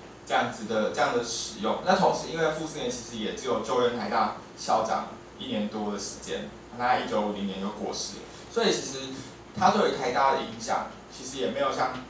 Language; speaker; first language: Chinese; native; Chinese